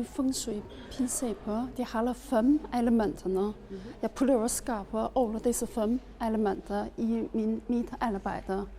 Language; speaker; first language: Norwegian; non-native, learner; Chinese